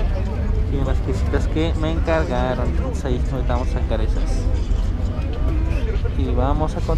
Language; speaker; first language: Spanish; native; Spanish